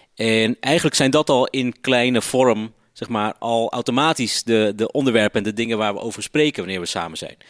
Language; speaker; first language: Dutch; native; Dutch